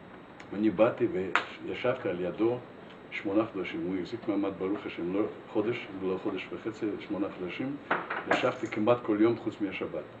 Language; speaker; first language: Hebrew; non-native, fluent; Russian